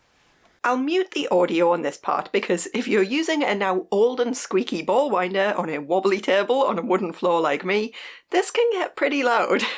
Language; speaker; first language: English; native; English